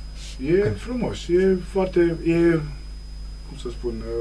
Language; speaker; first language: Romanian; non-native, local second language; German